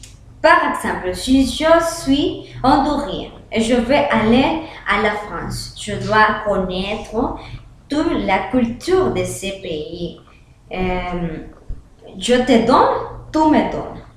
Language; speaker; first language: French; non-native, learner; Spanish